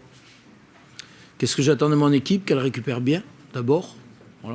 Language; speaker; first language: French; native; French